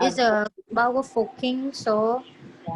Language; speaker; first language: English; non-native, learner; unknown